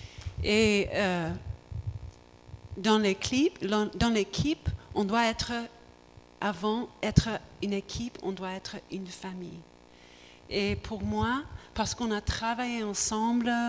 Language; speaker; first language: French; non-native, learner; English